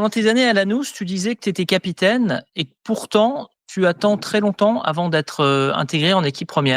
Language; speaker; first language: French; native; French